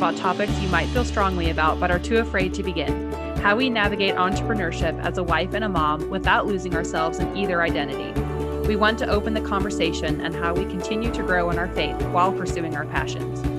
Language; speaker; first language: English; native; English